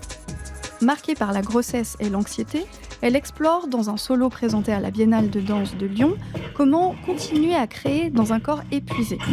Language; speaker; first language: French; native; French